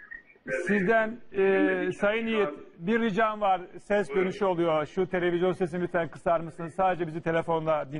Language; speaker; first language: Turkish; native; Turkish